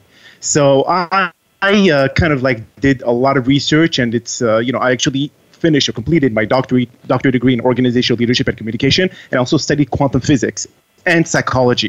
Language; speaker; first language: English; non-native, fluent; French